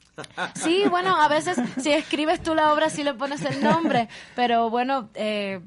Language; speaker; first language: Spanish; native; Spanish